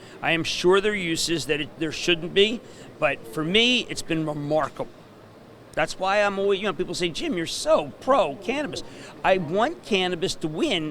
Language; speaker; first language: English; native; English